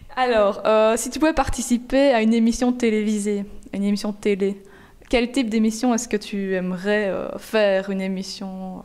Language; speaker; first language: French; native; French